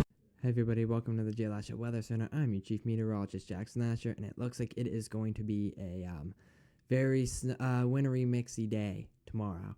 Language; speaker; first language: English; native; English